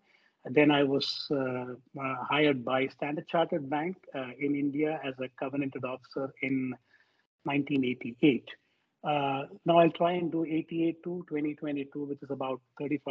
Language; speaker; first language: English; non-native, local second language; Tamil